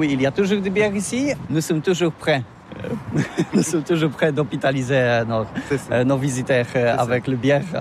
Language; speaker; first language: French; non-native, learner; Polish